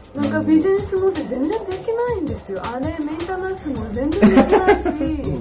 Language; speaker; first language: Japanese; non-native, fluent; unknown